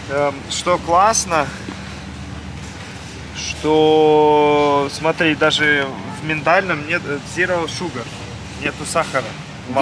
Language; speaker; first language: Russian; native; Russian